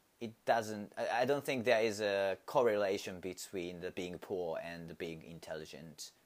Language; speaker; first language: English; non-native, learner; Japanese